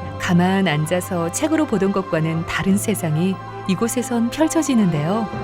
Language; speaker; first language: Korean; native; Korean